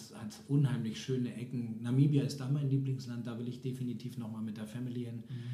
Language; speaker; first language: German; native; German